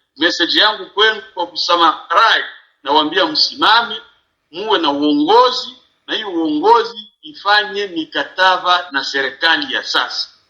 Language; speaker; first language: Swahili; native; Swahili